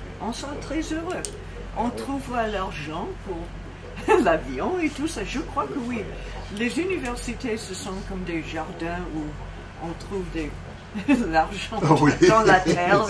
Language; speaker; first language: French; non-native, fluent; English